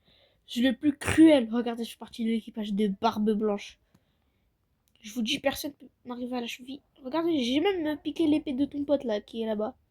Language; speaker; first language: French; native; French